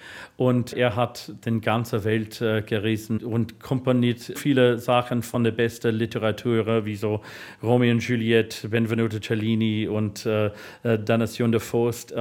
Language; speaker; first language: German; non-native, fluent; English